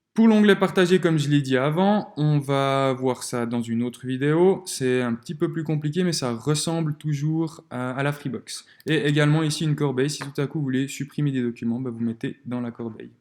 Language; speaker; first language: French; native; French